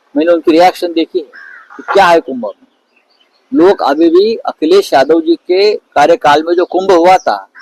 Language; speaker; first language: Hindi; non-native, local second language; Marathi